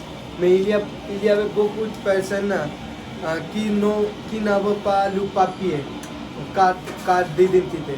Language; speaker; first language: French; non-native, learner; Hindi